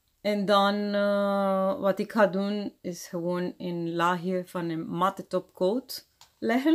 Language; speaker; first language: Dutch; non-native, fluent; Spanish